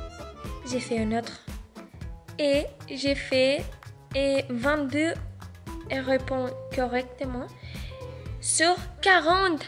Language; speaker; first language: French; non-native, learner; Spanish